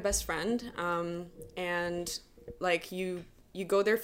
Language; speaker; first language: English; non-native, fluent; Russian